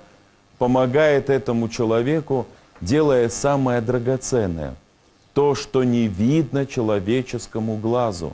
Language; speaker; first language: Russian; native; Russian